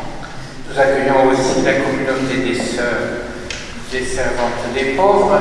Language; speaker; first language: French; native; French